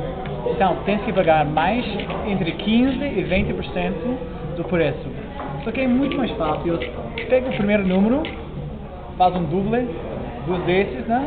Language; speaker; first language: Portuguese; non-native, fluent; English